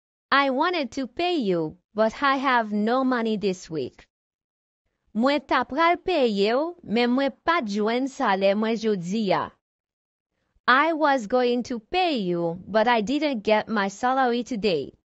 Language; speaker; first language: English; non-native, fluent; Haitian Creole